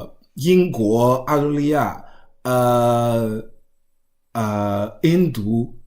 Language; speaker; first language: Chinese; non-native, learner; English